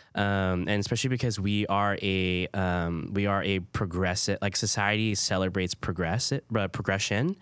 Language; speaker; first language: English; early bilingual, other home language; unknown